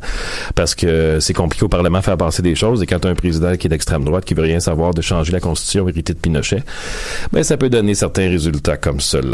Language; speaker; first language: French; native; French